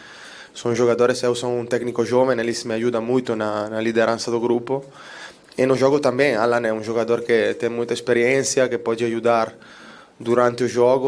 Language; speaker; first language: Portuguese; non-native, learner; Italian